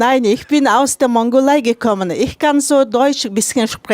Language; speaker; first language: German; non-native, learner; Mongolian